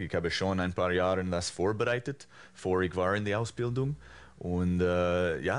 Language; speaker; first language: German; non-native, fluent; English